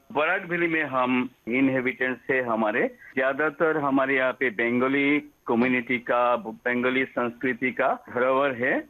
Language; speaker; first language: Hindi; non-native, local second language; Bangla